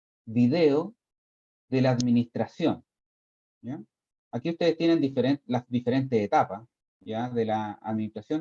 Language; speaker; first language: Spanish; native; Spanish